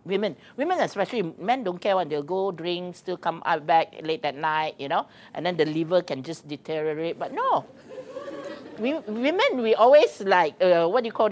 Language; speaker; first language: English; non-native, local second language; Min Nan Chinese